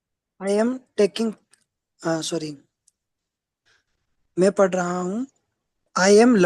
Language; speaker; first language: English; non-native, learner; Hindi